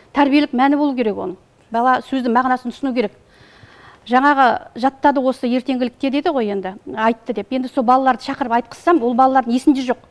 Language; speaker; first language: Kazakh; native; Kazakh